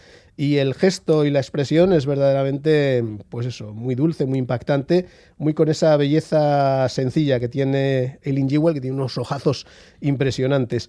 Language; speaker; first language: Spanish; native; Spanish